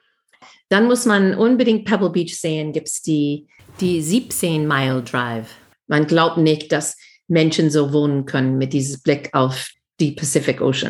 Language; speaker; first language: German; non-native, fluent; English